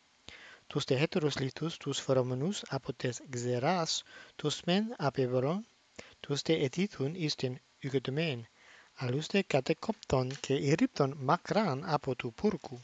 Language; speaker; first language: Greek; non-native, fluent; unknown